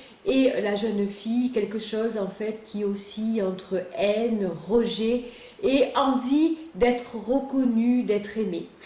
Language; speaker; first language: French; native; French